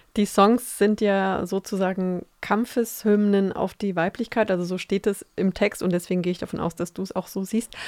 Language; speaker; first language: German; native; German